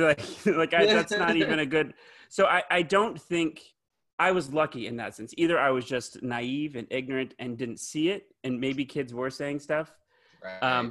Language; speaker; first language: English; native; English